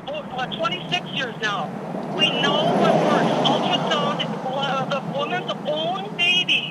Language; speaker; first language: English; native; English